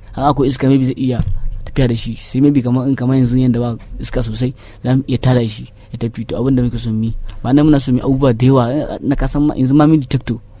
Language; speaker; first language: Hausa; native; Hausa